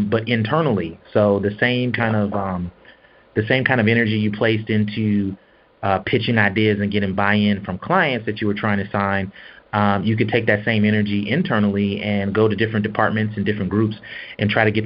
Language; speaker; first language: English; native; English